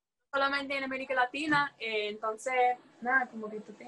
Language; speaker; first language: Spanish; non-native, fluent; English